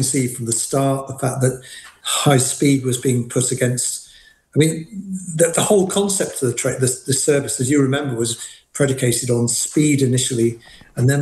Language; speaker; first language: English; native; English